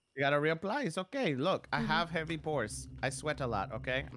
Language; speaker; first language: English; native; English